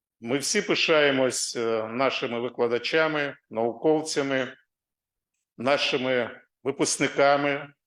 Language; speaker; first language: Ukrainian; non-native, local second language; Russian